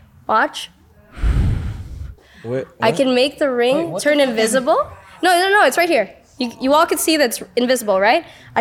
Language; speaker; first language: English; native; English